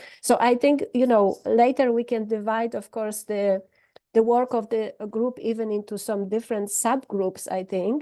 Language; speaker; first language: English; non-native, fluent; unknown